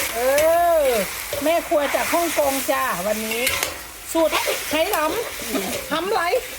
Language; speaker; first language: Thai; native; Thai